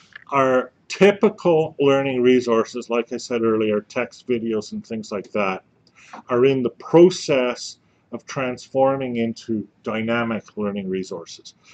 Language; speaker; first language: English; native; English